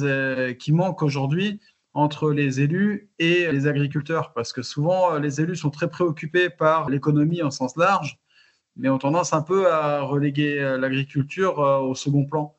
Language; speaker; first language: French; native; French